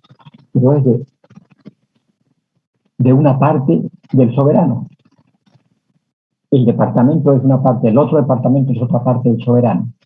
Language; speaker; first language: Spanish; native; Spanish